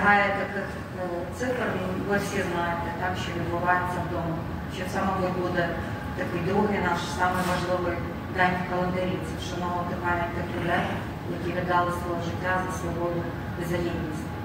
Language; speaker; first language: Ukrainian; native; Ukrainian